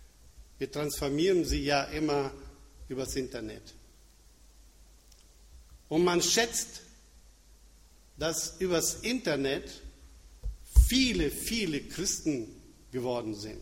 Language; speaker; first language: German; non-native, fluent; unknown